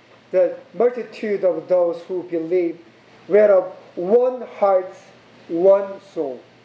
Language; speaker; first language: English; non-native, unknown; Korean